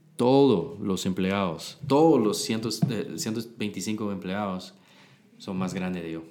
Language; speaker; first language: Spanish; non-native, learner; English